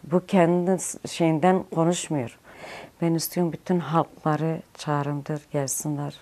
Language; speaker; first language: Turkish; non-native, local second language; Kurdish